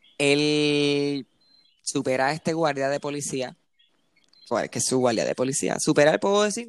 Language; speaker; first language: Spanish; early bilingual, heritage; Spanish